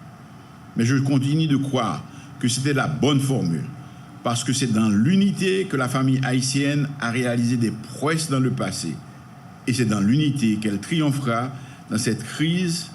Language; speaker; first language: French; non-native, local second language; Haitian Creole